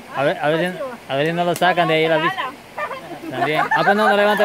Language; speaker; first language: Spanish; native; Spanish